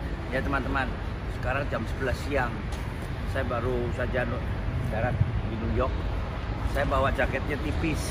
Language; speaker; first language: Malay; non-native, local second language; Javanese